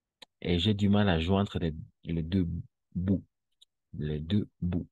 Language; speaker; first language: French; non-native, fluent; Spanish